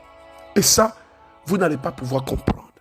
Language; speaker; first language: French; native; French